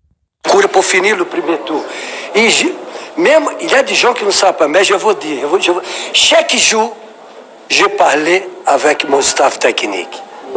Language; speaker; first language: French; non-native, learner; Portuguese